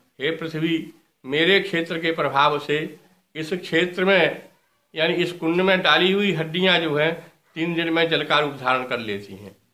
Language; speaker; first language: Hindi; native; Hindi